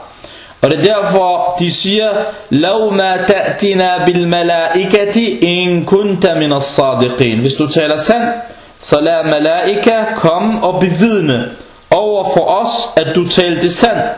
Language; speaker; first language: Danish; non-native, fluent; Arabic